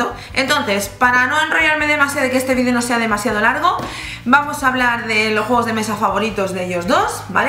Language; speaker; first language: Spanish; native; Spanish